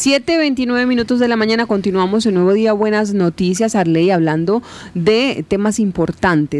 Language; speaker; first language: Spanish; native; Spanish